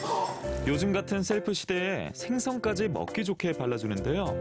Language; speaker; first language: Korean; native; Korean